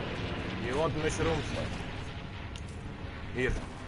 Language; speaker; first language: English; non-native, learner; French